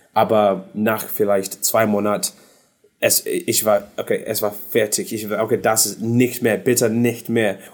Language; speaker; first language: German; non-native, learner; English